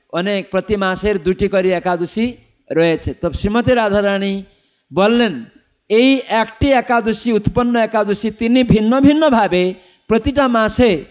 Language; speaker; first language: Bangla; non-native, fluent; Odia